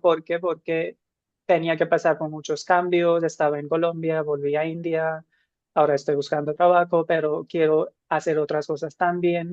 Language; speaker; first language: Spanish; non-native, fluent; Hindi